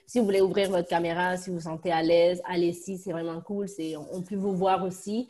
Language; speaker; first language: French; native; French